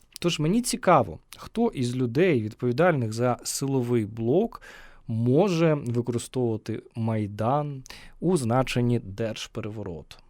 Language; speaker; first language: Ukrainian; native; Ukrainian